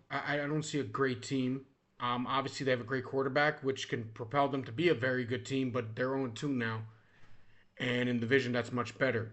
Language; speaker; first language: English; native; English